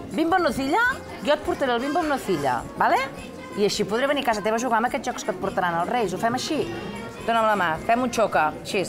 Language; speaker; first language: Catalan; native; Catalan